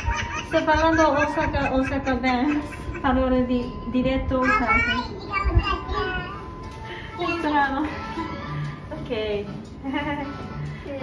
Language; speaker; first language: Italian; non-native, learner; Japanese